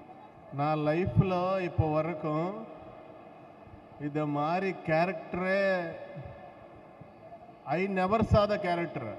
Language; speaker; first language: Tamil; non-native, learner; Telugu